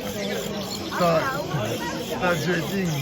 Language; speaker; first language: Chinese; non-native, learner; French